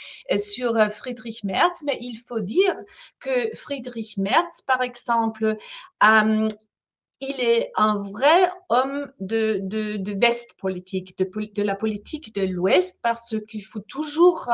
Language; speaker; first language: French; non-native, fluent; German